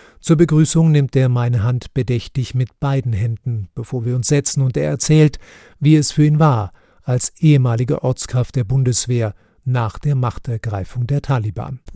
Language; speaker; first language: German; native; German